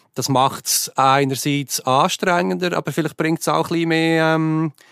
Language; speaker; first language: German; native; German